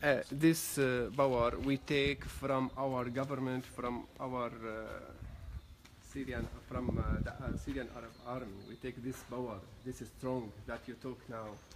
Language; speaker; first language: English; non-native, fluent; Arabic